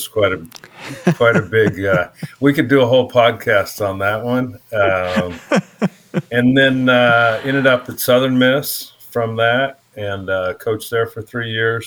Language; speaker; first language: English; native; English